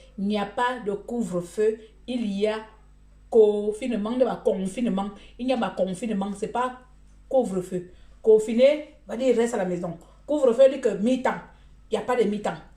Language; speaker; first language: French; native; French